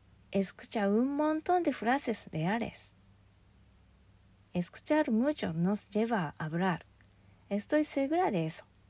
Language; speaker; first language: Spanish; non-native, fluent; Japanese